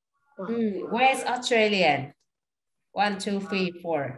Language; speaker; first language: English; non-native, fluent; Vietnamese